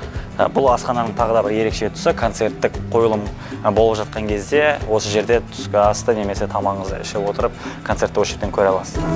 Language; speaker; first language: Kazakh; native; Kazakh